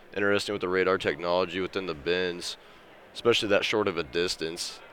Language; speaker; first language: English; native; English